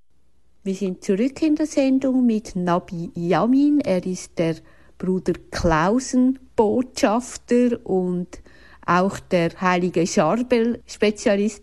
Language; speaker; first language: German; native; German